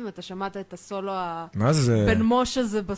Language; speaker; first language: Hebrew; native; Hebrew